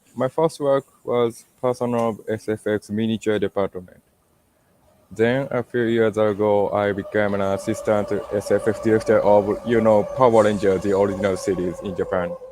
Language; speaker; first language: English; non-native, learner; Japanese